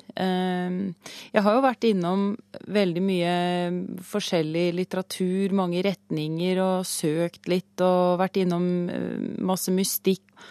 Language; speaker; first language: Norwegian; native; Norwegian